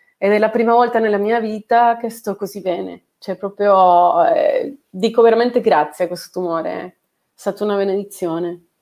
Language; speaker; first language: Italian; non-native, fluent; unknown